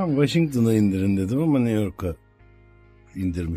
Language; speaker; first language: Turkish; native; Turkish